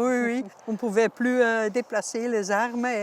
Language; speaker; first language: French; non-native, local second language; Dutch